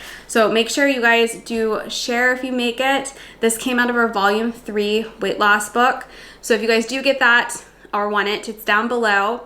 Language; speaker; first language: English; native; English